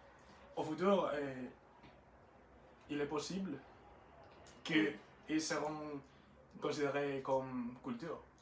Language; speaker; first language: French; non-native, learner; Spanish